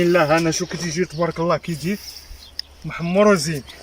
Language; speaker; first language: Arabic; native; Arabic